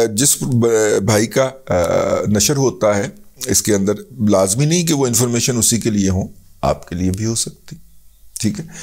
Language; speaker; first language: Urdu; non-native, local second language; Punjabi